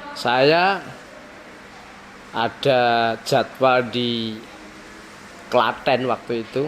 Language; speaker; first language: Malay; non-native, local second language; Javanese